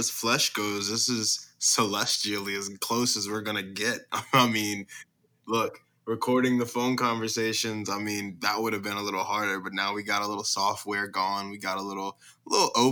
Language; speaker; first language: English; native; English